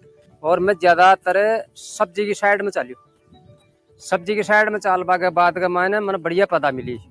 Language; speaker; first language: Hindi; non-native, local second language; Rajasthani